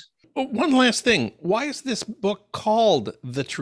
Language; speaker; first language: English; native; English